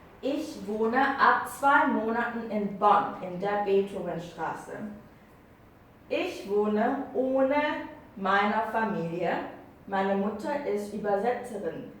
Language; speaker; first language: German; non-native, fluent; Korean